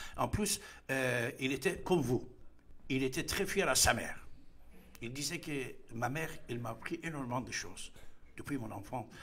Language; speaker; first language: French; non-native, fluent; Persian